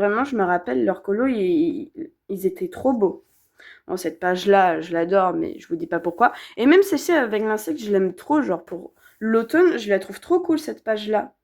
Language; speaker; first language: French; native; French